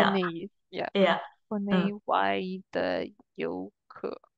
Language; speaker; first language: Chinese; non-native, learner; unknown